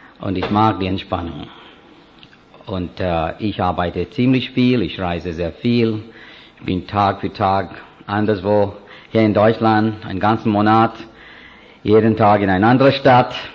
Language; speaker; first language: German; non-native, fluent; Hindi